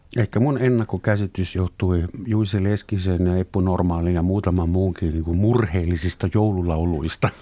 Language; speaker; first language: Finnish; non-native, fluent; German